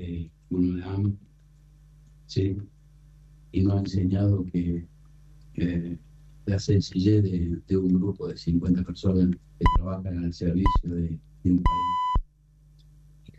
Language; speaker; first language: Spanish; native; Spanish